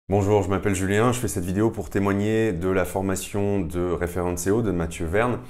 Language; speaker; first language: French; native; French